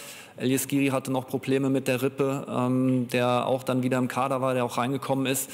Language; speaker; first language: German; native; German